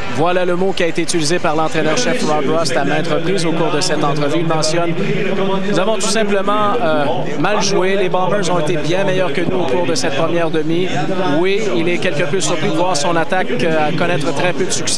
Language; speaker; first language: French; native; French